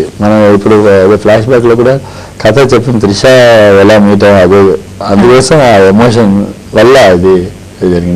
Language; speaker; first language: Telugu; non-native, learner; Tamil